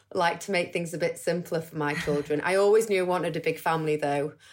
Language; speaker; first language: English; native; English